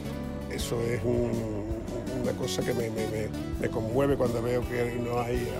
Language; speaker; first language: Spanish; native; Spanish